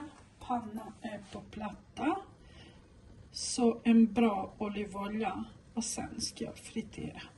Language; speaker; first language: Swedish; non-native, fluent; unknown